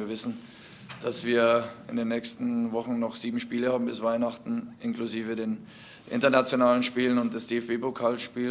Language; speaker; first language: German; native; German